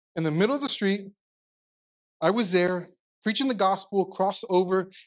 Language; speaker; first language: English; native; English